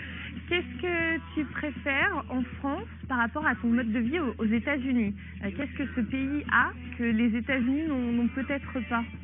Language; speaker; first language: French; native; French